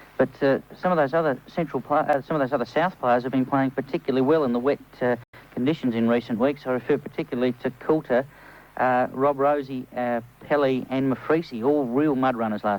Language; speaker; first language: English; native; English